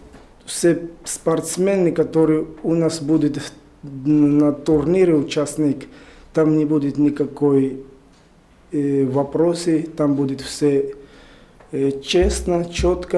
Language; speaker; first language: Russian; non-native, learner; Georgian